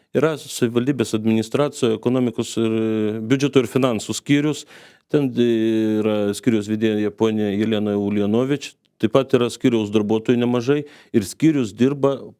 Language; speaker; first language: Lithuanian; non-native, local second language; Polish